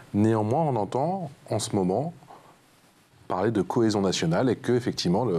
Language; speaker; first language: French; native; French